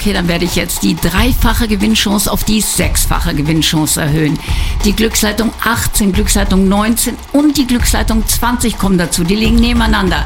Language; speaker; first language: German; native; German